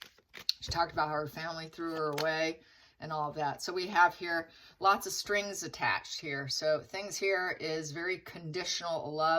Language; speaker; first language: English; native; English